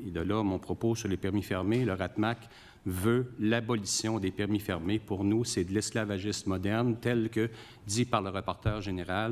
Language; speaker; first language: French; native; French